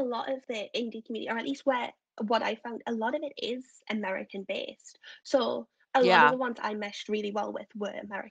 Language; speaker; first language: English; native; English